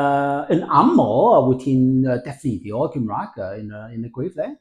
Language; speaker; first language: Welsh; non-native, learner; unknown